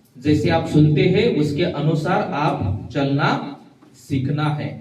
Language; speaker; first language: Hindi; non-native, local second language; Marathi